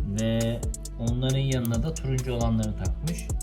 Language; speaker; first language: Turkish; native; Turkish